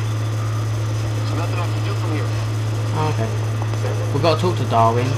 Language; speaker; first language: English; native; English